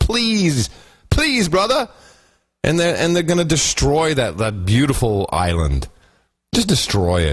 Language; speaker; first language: English; native; English